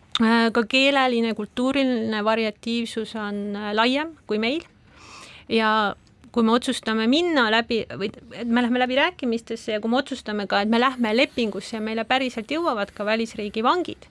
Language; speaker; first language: Estonian; native; Estonian